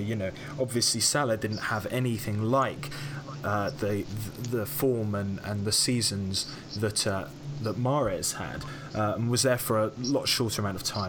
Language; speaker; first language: English; native; English